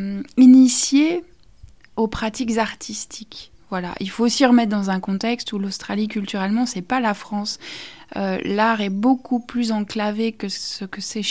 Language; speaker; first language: French; native; French